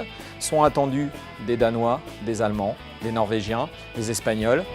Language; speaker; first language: French; native; French